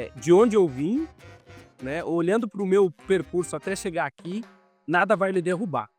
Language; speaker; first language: Portuguese; native; Portuguese